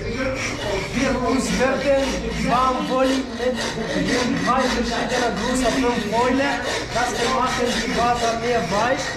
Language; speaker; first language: German; non-native, learner; Arabic